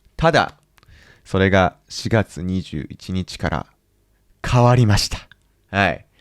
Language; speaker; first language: Japanese; native; Japanese